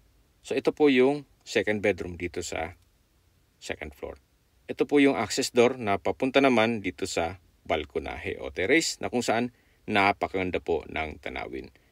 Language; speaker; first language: Filipino; native; Filipino